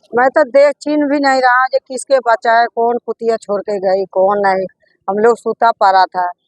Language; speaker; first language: Hindi; native; Hindi